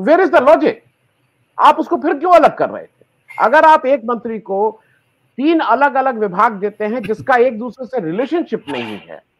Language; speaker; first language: Hindi; native; Hindi